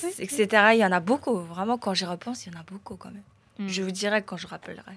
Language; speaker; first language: French; non-native, fluent; Mongolian